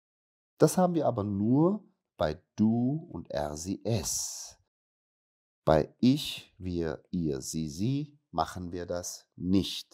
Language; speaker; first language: German; non-native, fluent; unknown